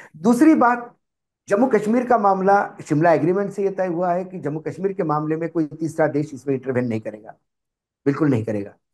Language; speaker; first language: Hindi; non-native, local second language; Marathi